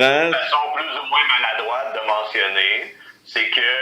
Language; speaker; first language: French; native; French